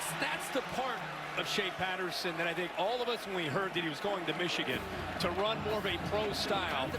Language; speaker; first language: English; native; English